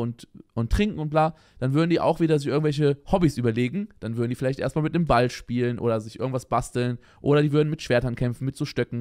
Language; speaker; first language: German; native; German